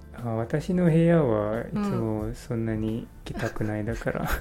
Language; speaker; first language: Japanese; non-native, learner; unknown